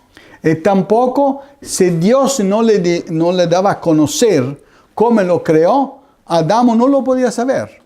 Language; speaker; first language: Spanish; non-native, fluent; Italian